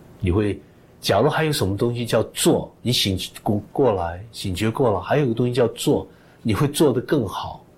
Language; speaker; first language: Chinese; native; Chinese